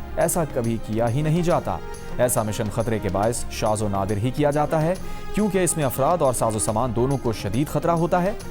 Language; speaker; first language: Urdu; native; Urdu